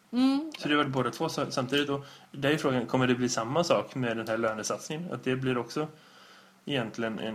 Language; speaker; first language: Swedish; native; Swedish